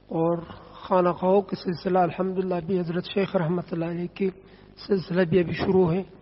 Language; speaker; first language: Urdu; non-native, learner; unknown